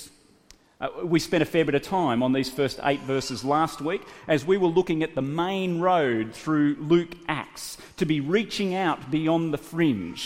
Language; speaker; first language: English; native; English